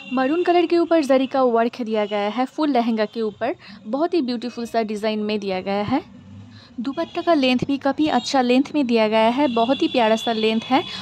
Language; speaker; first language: Hindi; non-native, local second language; Bangla